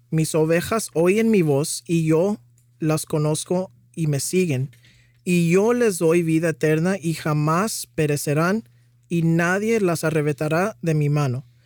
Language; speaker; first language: Spanish; early bilingual, heritage; Spanish